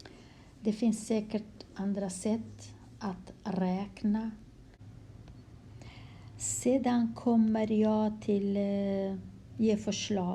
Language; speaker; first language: Swedish; non-native, fluent; Kurdish